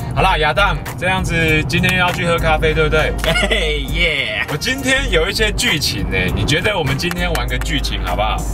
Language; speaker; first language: Chinese; native; Chinese